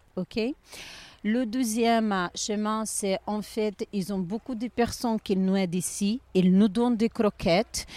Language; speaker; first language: French; non-native, learner; Ukrainian